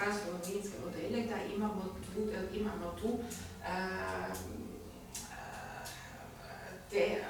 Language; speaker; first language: Slovenian; non-native, learner; German